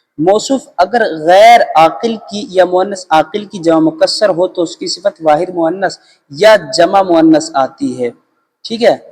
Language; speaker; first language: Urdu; native; Urdu